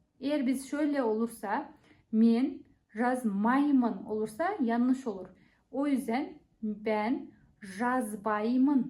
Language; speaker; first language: Turkish; non-native, fluent; Kazakh